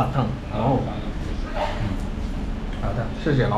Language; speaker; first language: Chinese; non-native, fluent; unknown